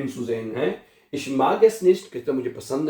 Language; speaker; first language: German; non-native, fluent; Urdu